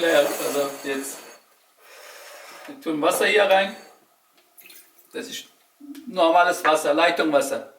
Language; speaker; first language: German; non-native, learner; Turkish